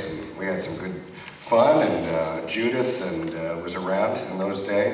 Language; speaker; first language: English; native; English